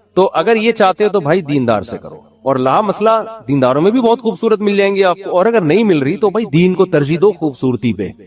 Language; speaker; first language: Urdu; native; Urdu